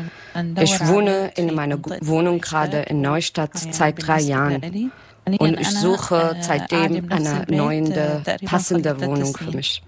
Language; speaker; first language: German; non-native, learner; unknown